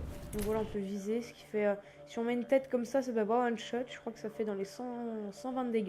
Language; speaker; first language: French; native; French